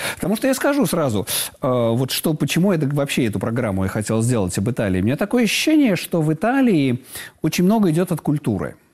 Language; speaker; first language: Russian; native; Russian